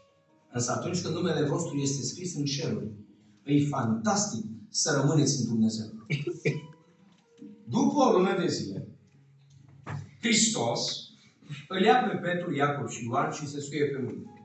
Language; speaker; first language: Romanian; native; Romanian